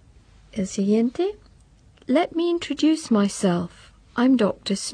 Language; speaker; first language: Spanish; non-native, fluent; English